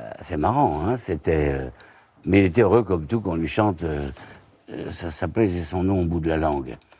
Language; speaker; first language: French; native; French